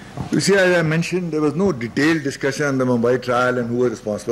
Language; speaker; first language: English; non-native, local second language; Urdu